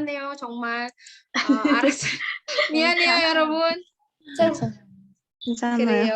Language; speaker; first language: Korean; non-native, fluent; Indonesian